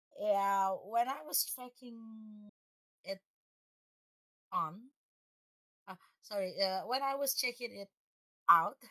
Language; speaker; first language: English; non-native, fluent; Indonesian